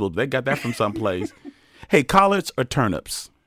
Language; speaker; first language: English; native; English